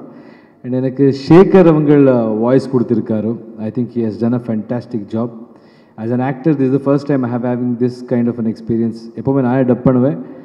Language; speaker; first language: Tamil; non-native, learner; Kannada